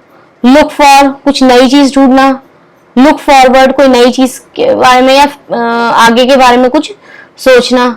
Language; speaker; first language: Hindi; native; Hindi